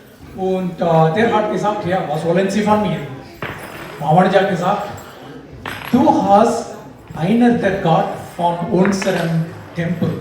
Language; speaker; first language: German; non-native, learner; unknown